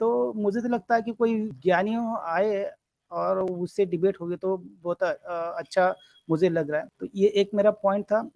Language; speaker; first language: Hindi; non-native, local second language; Marathi